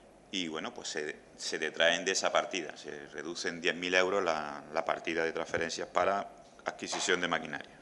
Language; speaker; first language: Spanish; native; Spanish